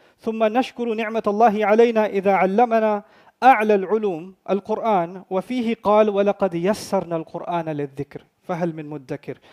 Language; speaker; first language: Arabic; non-native, fluent; Urdu